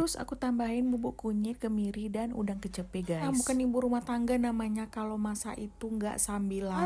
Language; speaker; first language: Indonesian; native; Indonesian